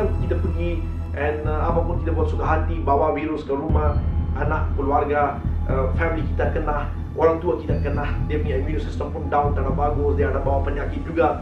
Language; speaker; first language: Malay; non-native, learner; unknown